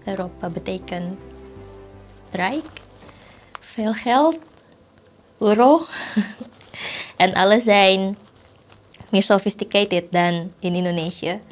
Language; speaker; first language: Dutch; non-native, learner; Indonesian